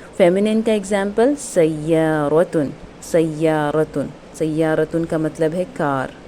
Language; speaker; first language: Urdu; native; Urdu